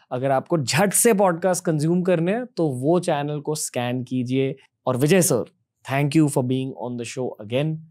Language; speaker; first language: Hindi; native; Hindi